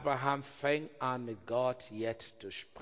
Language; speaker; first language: German; non-native, learner; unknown